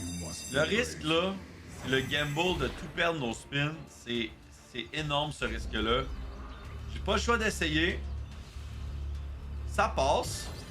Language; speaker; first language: French; native; French